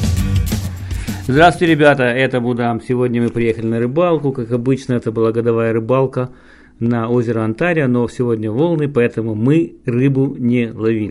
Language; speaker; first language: Russian; native; Russian